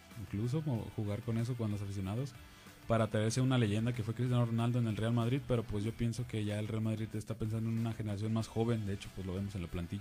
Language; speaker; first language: Spanish; native; Spanish